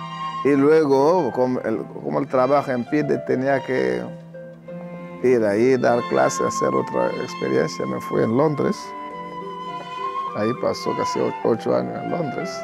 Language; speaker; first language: Spanish; non-native, learner; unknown